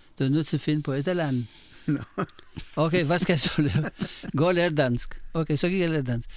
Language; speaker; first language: Danish; non-native, fluent; Polish